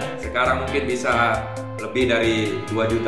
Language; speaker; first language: Indonesian; native; Indonesian